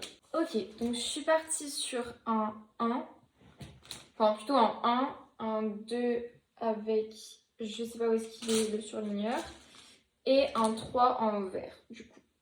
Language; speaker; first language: French; native; French